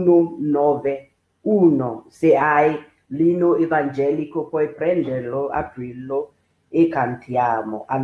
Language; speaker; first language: Italian; non-native, fluent; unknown